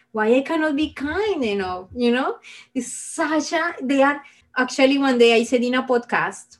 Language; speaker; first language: English; non-native, fluent; Spanish